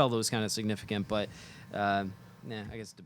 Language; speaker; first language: English; native; English